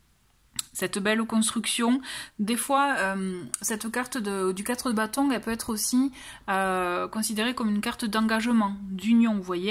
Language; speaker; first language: French; native; French